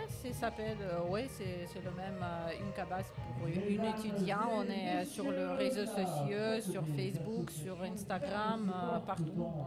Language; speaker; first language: French; non-native, learner; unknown